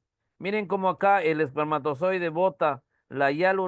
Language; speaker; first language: Spanish; native; Spanish